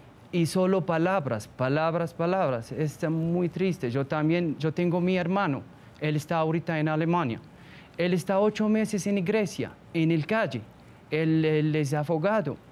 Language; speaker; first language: Spanish; non-native, learner; Arabic